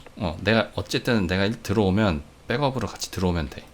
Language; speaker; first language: Korean; native; Korean